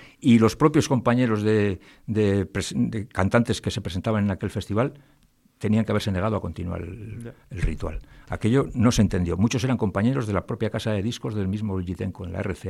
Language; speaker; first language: Spanish; native; Spanish